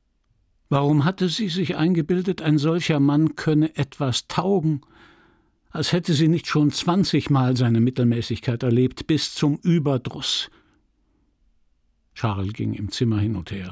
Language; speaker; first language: German; native; German